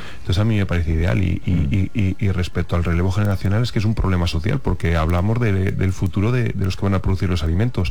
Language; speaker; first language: Spanish; native; Spanish